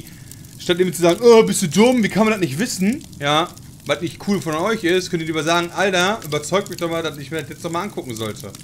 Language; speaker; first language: German; native; German